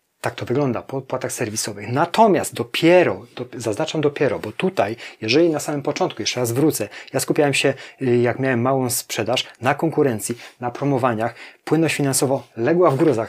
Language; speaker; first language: Polish; native; Polish